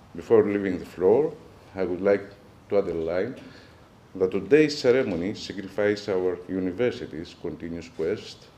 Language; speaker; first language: English; non-native, fluent; Greek